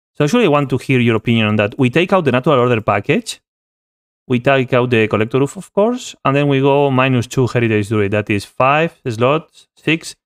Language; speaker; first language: English; non-native, fluent; Spanish